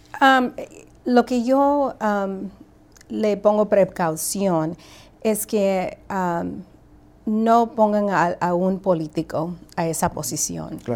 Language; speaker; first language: Spanish; early bilingual, heritage; Spanish